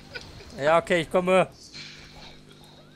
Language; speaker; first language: German; native; German